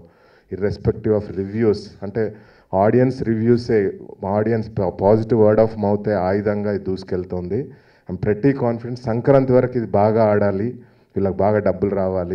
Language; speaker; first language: Telugu; native; Telugu